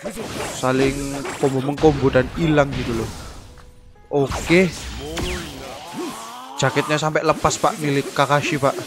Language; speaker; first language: Indonesian; native; Indonesian